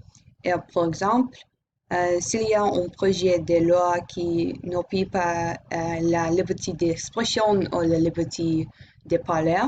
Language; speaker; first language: French; non-native, learner; English